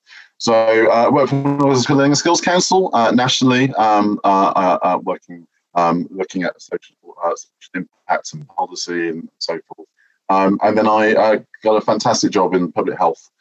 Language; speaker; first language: English; native; English